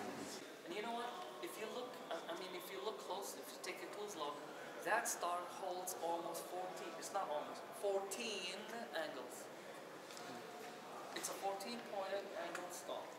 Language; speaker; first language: English; non-native, fluent; Arabic